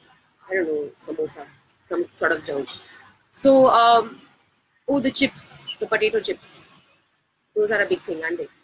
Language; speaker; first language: English; non-native, local second language; Hindi